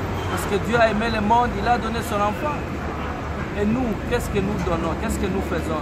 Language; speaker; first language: French; non-native, local second language; Lingala